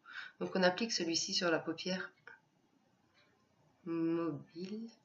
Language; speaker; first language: French; native; French